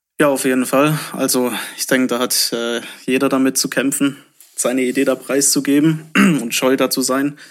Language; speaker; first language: German; native; German